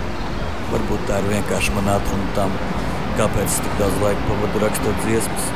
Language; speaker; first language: Latvian; native; Latvian